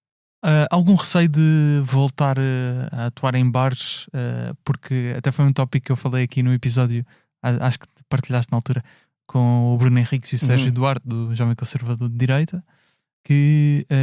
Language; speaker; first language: Portuguese; native; Portuguese